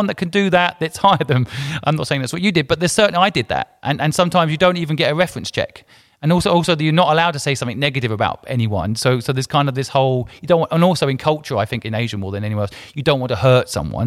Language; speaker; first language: English; native; English